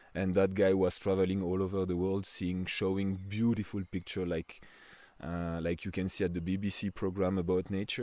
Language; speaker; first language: English; non-native, fluent; French